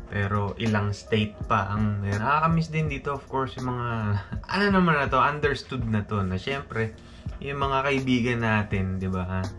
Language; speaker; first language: Filipino; native; Filipino